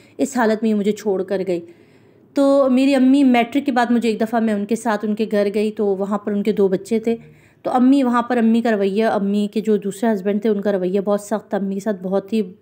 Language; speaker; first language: Urdu; non-native, local second language; Punjabi